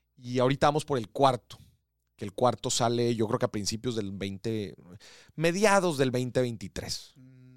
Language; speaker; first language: Spanish; native; Spanish